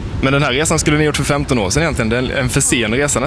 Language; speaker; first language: Swedish; native; Swedish